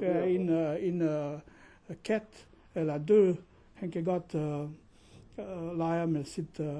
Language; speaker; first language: Danish; non-native, learner; Croatian